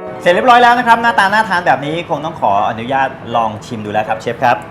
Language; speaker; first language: Thai; native; Thai